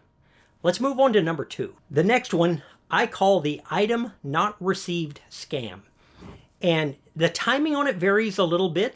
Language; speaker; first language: English; native; English